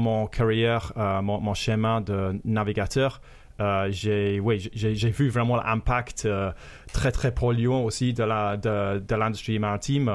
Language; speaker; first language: French; non-native, fluent; English